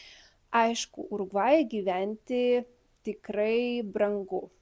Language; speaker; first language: Lithuanian; early bilingual, other home language; Spanish